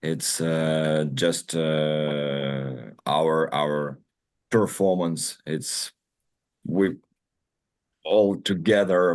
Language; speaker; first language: English; non-native, learner; Russian